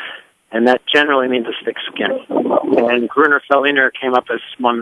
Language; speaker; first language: English; native; English